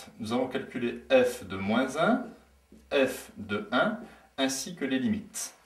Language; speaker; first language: French; native; French